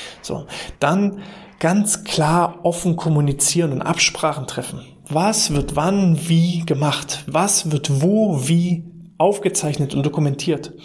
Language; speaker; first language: German; native; German